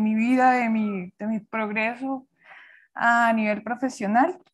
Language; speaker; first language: Spanish; native; Spanish